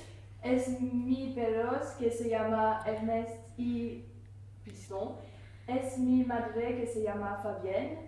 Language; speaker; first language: Spanish; non-native, learner; French